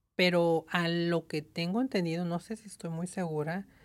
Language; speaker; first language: Spanish; early bilingual, heritage; Spanish